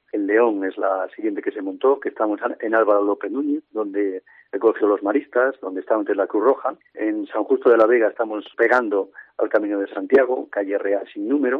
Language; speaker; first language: Spanish; native; Spanish